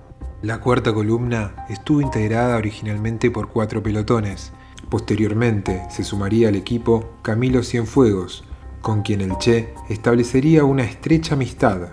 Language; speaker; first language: Spanish; native; Spanish